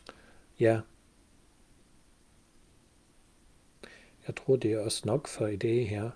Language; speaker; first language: Danish; non-native, fluent; German